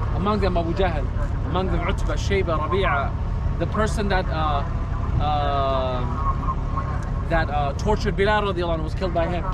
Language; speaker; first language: English; native; English